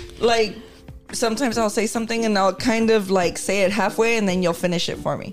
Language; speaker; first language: English; native; English